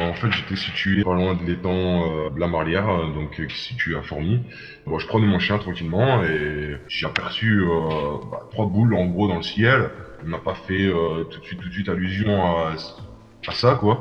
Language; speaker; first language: French; native; French